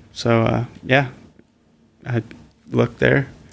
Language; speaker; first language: English; native; English